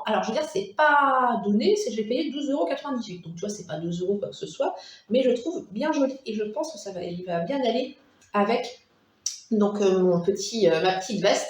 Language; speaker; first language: French; native; French